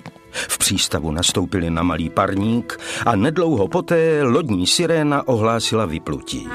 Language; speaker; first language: Czech; native; Czech